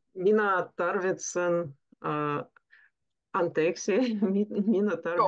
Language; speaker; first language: Finnish; non-native, learner; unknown